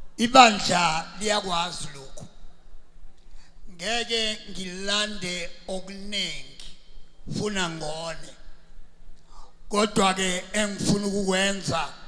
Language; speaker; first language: Zulu; native; Zulu